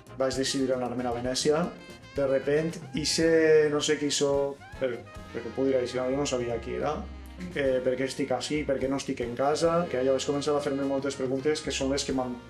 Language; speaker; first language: Catalan; native; Catalan